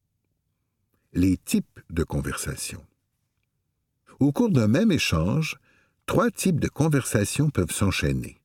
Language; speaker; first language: French; native; French